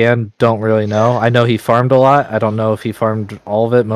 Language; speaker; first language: English; native; English